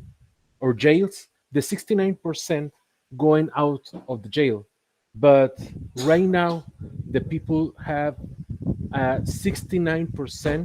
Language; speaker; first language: English; non-native, learner; Spanish